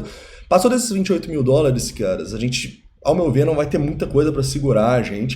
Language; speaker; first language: Portuguese; native; Portuguese